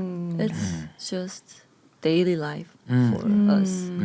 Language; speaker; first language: English; non-native, learner; Korean